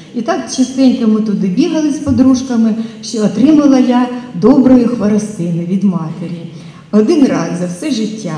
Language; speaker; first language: Ukrainian; native; Ukrainian